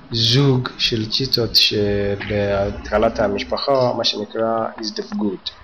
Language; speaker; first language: Hebrew; non-native, fluent; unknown